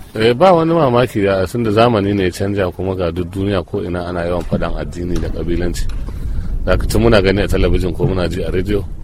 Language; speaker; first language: Hausa; native; Hausa